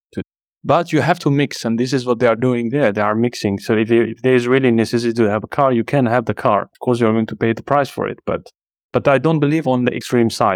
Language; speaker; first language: English; non-native, fluent; Arabic